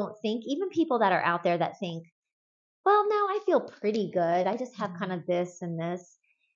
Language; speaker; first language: English; native; English